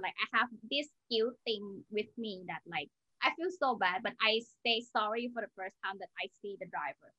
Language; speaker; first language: English; non-native, learner; Thai